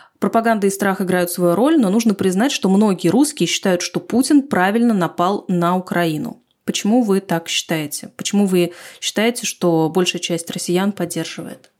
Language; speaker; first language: Russian; native; Russian